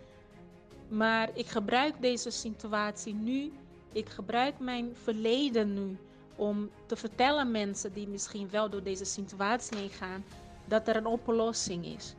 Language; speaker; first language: Dutch; non-native, fluent; Portuguese